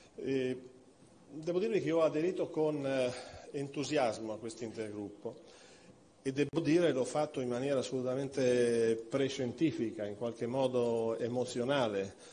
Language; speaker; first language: Italian; native; Italian